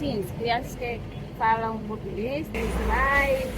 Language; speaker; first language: Portuguese; non-native, learner; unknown